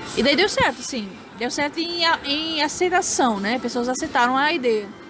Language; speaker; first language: Portuguese; non-native, fluent; Arabic